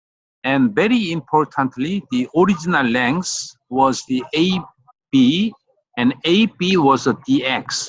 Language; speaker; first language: English; non-native, fluent; Korean